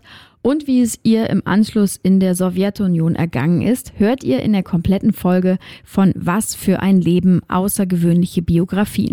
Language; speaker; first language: German; native; German